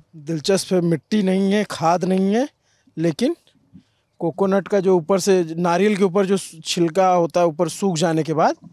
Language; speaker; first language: Hindi; native; Hindi